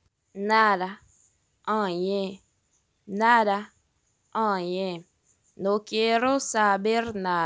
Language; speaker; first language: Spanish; non-native, learner; Haitian Creole